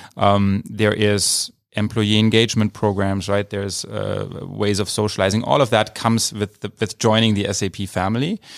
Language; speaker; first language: English; non-native, fluent; German